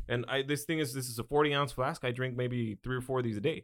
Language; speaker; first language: English; early bilingual, other home language; Spanish